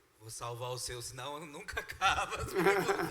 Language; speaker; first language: Portuguese; native; Portuguese